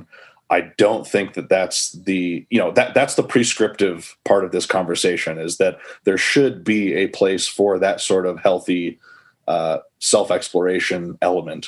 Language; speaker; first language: English; native; English